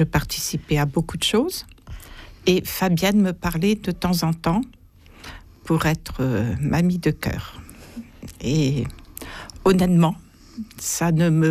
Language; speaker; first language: French; native; French